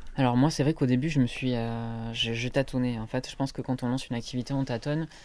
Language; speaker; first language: French; native; French